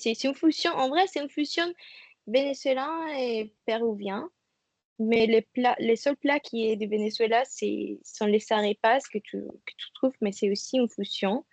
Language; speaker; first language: French; non-native, fluent; Spanish